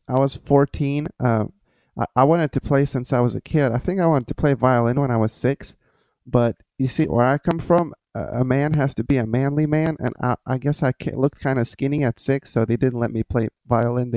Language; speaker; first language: English; non-native, fluent; Lithuanian